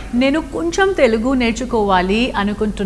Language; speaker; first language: Telugu; non-native, learner; Hindi